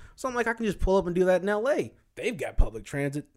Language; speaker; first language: English; native; English